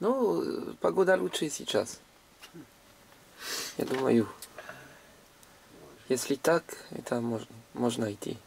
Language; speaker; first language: Russian; non-native, learner; French